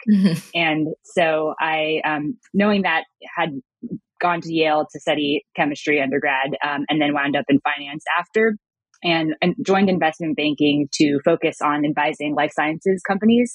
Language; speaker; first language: English; native; English